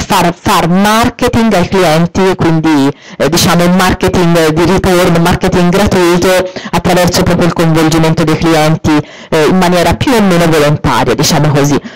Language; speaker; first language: Italian; native; Italian